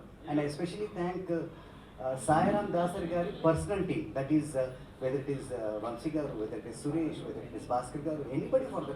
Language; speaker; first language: Telugu; native; Telugu